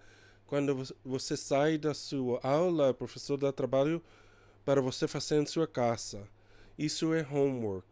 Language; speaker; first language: Portuguese; non-native, learner; English